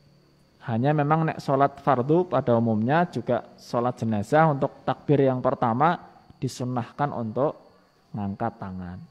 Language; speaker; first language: Indonesian; non-native, local second language; Javanese